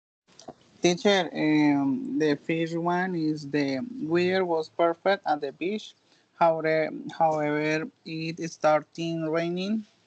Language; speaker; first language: English; non-native, learner; Spanish